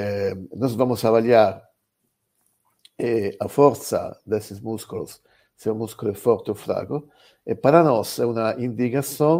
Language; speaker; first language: Portuguese; non-native, learner; Italian